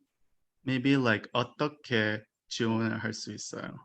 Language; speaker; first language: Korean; early bilingual, heritage; Korean